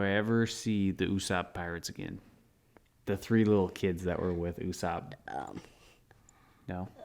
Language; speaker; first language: English; native; English